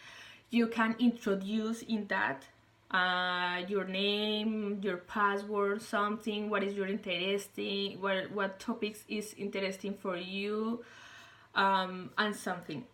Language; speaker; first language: English; non-native, learner; Spanish